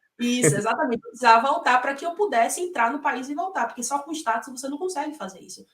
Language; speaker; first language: Portuguese; native; Portuguese